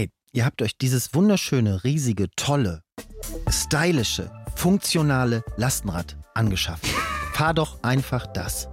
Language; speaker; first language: German; native; German